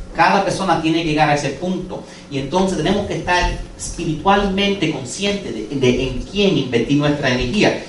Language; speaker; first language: Spanish; non-native, fluent; English